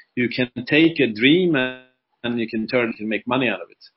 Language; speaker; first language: English; non-native, fluent; Swedish